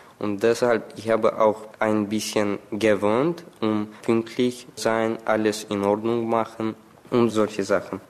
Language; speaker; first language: German; non-native, learner; Azerbaijani